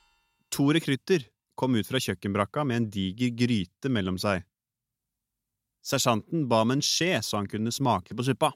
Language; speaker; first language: Norwegian; native; Norwegian